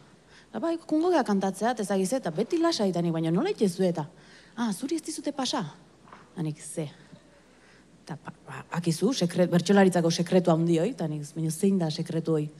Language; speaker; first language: Basque; native; Basque